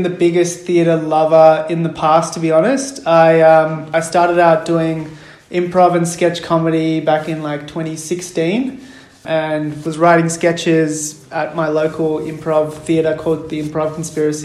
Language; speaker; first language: English; native; English